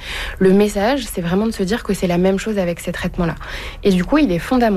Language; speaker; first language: French; native; French